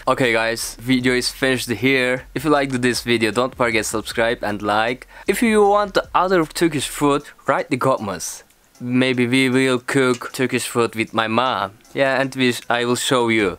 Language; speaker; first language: English; non-native, learner; Turkish